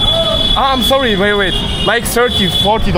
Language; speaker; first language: English; non-native, learner; Turkish